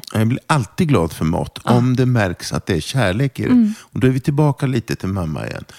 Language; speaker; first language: Swedish; non-native, local second language; German